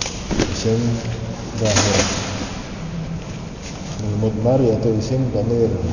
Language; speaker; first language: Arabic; non-native, fluent; Indonesian